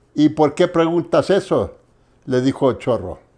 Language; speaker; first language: Spanish; early bilingual, heritage; Spanish